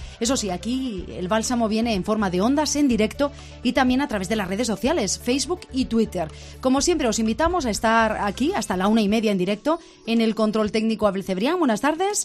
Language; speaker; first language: Spanish; native; Spanish